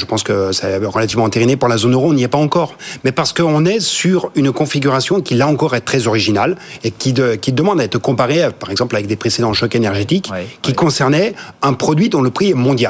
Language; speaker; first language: French; native; French